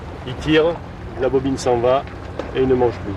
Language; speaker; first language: French; native; French